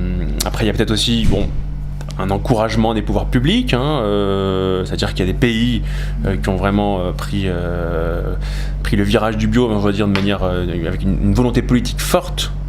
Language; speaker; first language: French; native; French